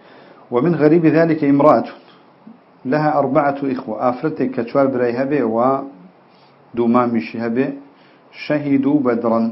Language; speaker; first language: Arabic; non-native, fluent; Central Kurdish